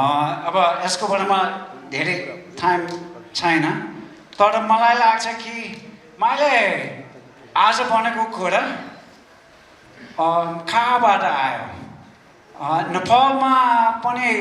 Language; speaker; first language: Nepali; non-native, fluent; English